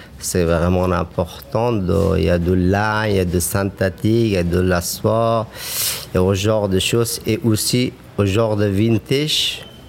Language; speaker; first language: French; non-native, learner; Persian